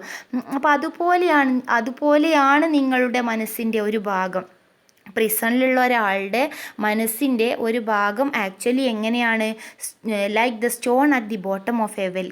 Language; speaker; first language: Malayalam; native; Malayalam